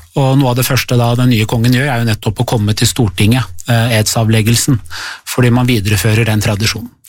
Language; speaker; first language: Norwegian; early bilingual, other home language; Persian